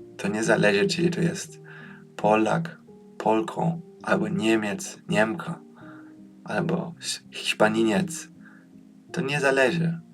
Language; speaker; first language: Polish; early bilingual, heritage; Polish